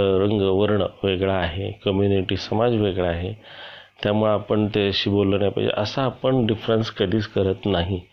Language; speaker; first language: Marathi; native; Marathi